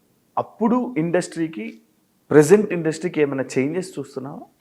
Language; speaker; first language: Telugu; native; Telugu